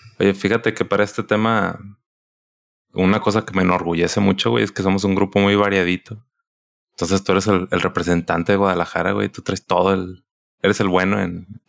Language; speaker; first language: Spanish; native; Spanish